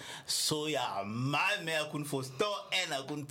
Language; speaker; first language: Danish; early bilingual, other home language; Swahili